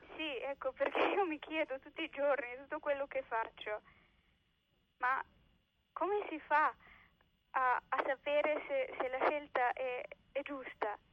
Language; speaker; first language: Italian; early bilingual, heritage; Slovenian